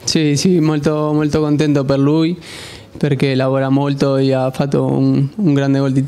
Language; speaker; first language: Italian; non-native, fluent; Spanish